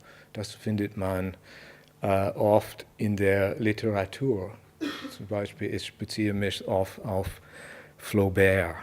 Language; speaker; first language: German; non-native, fluent; English